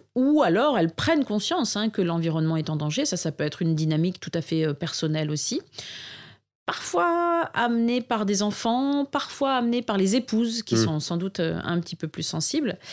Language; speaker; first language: French; native; French